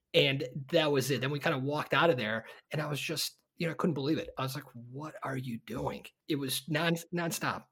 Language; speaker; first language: English; early bilingual, other home language; Bosnian